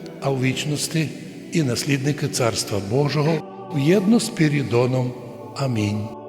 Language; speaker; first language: Ukrainian; native; Ukrainian